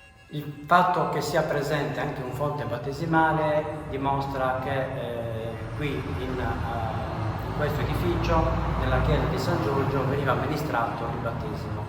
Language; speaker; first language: Italian; native; Italian